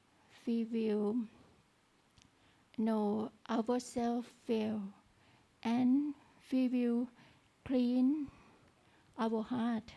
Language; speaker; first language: English; non-native, learner; Thai